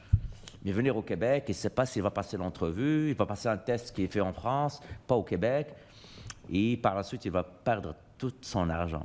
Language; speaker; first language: French; native; French